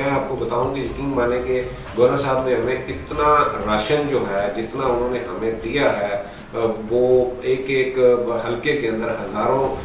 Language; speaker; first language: Urdu; native; Urdu